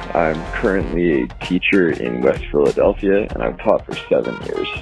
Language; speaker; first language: English; native; English